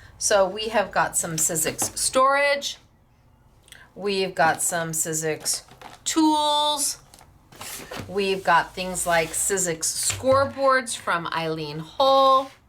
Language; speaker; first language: English; native; English